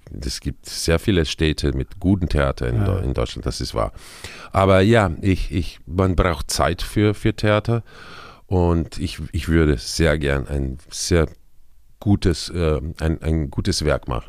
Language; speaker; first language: German; non-native, fluent; Spanish